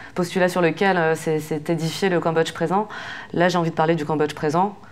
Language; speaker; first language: French; native; French